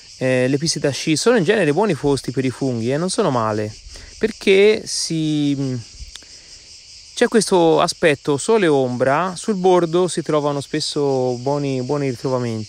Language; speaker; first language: Italian; native; Italian